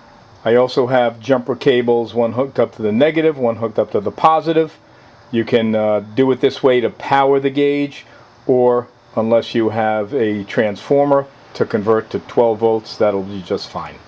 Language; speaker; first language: English; native; English